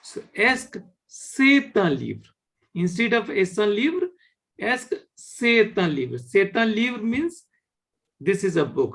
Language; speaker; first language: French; non-native, fluent; Hindi